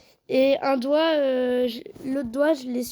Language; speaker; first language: French; native; French